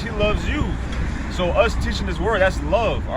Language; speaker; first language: English; native; English